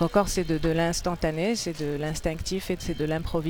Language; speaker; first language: French; non-native, local second language; Arabic